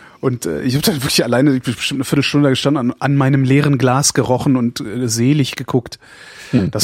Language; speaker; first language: German; native; German